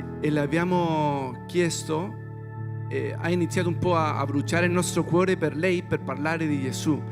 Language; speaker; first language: Italian; non-native, fluent; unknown